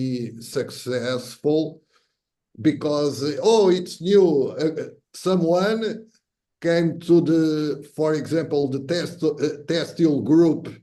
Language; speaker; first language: English; non-native, fluent; Portuguese